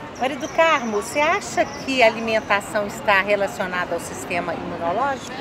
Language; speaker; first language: Portuguese; native; Portuguese